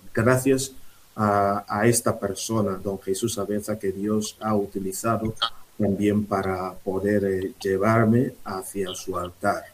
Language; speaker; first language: Spanish; non-native, fluent; Igbo